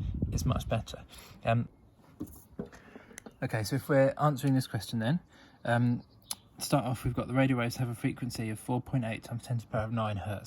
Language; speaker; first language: English; native; English